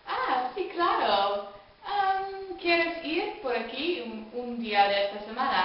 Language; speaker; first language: Spanish; non-native, learner; Dutch